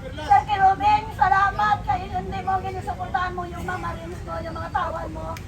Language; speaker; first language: Filipino; non-native, local second language; Cebuano